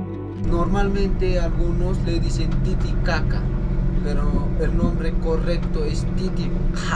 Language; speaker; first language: Spanish; non-native, local second language; Aymara